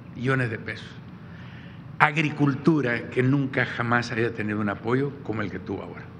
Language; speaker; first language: Spanish; native; Spanish